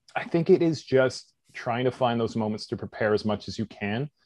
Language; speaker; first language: English; native; English